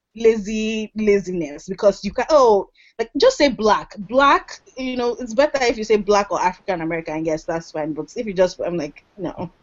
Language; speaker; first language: English; non-native, local second language; Yoruba